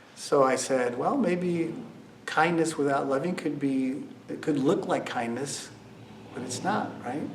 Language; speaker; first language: English; native; English